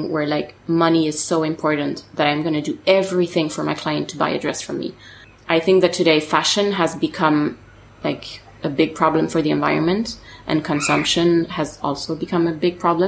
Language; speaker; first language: English; non-native, fluent; French